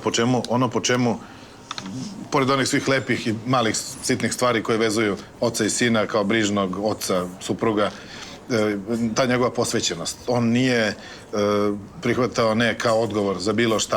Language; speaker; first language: Bosnian; native; Bosnian